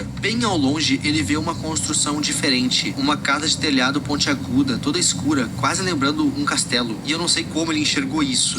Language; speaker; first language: Portuguese; native; Portuguese